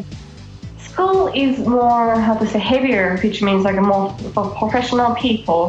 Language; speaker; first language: English; non-native, fluent; Japanese